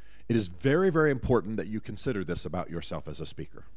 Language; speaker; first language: English; native; English